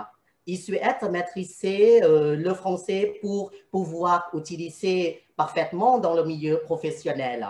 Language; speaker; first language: French; non-native, fluent; Thai